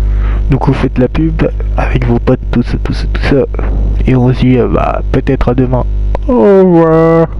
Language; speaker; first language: French; native; French